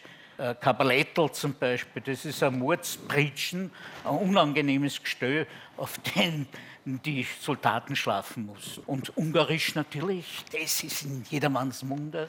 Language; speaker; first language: German; native; German